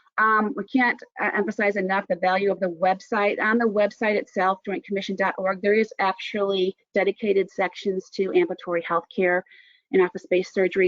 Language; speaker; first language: English; native; English